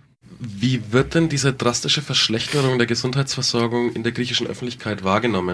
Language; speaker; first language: German; native; German